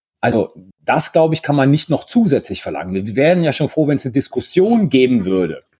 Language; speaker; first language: German; early bilingual, other home language; Italian